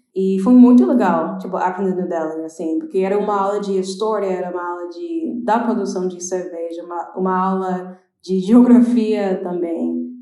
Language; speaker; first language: Portuguese; non-native, fluent; English